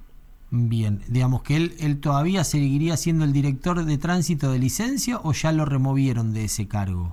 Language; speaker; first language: Spanish; native; Spanish